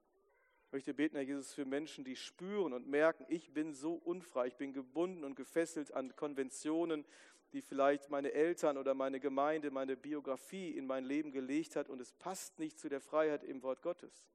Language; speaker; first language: German; native; German